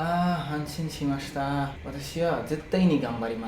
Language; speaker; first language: Japanese; non-native, learner; Bangla